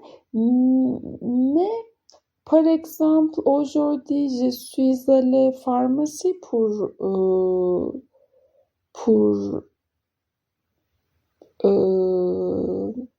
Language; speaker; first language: French; non-native, learner; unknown